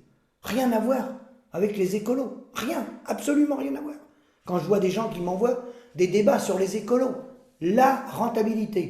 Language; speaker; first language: French; native; French